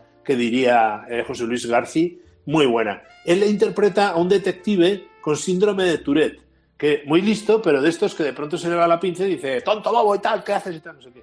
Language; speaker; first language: Spanish; native; Spanish